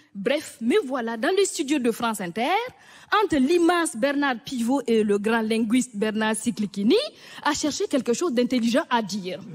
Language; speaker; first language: French; non-native, local second language; Mossi